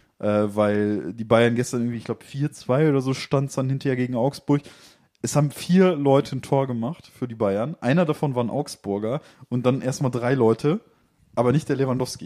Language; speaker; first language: German; native; German